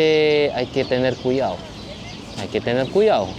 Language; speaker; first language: Spanish; non-native, fluent; Indonesian